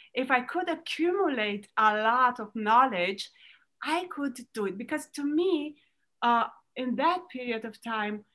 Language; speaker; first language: English; non-native, fluent; Romanian